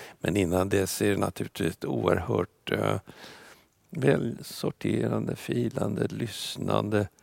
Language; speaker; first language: Swedish; non-native, fluent; Russian